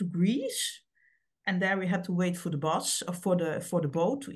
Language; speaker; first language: English; non-native, fluent; Dutch